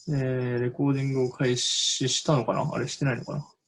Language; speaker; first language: Japanese; native; Japanese